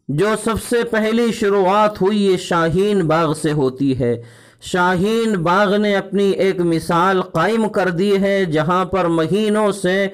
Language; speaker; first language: Urdu; native; Urdu